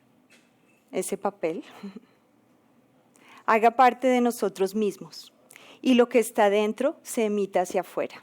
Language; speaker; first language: Spanish; native; Spanish